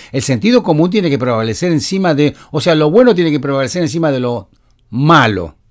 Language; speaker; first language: Spanish; native; Spanish